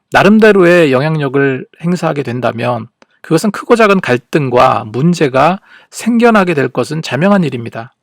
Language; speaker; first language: Korean; native; Korean